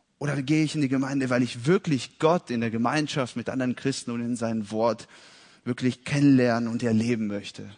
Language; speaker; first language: German; early bilingual, heritage; German